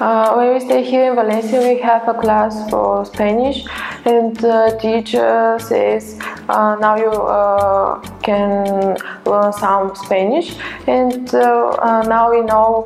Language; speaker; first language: English; non-native, learner; Bulgarian